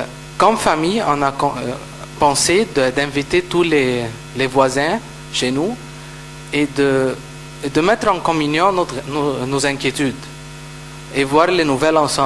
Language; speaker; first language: French; non-native, fluent; Arabic